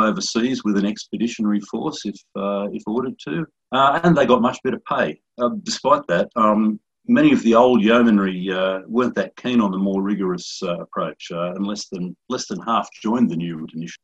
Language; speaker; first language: English; native; English